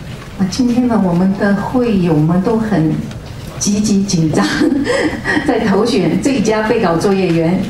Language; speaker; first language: Chinese; native; Chinese